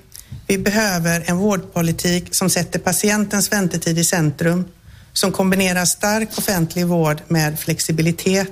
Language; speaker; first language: Swedish; native; Swedish